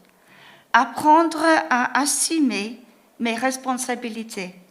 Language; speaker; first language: French; non-native, fluent; English